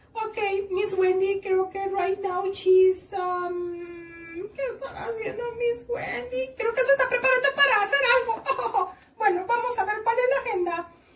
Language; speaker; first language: Spanish; native; Spanish